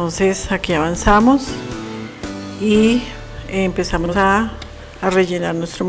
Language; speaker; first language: Spanish; native; Spanish